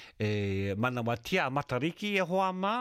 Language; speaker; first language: Māori; non-native, learner; English